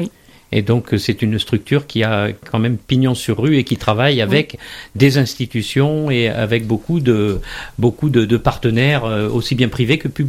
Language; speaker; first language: French; native; French